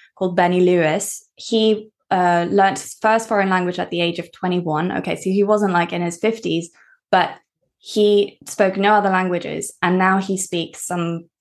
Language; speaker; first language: English; early bilingual, other home language; Norwegian